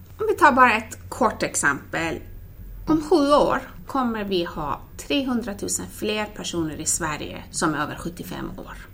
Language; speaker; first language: Swedish; non-native, fluent; Persian